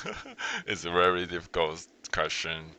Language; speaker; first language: English; non-native, learner; Chinese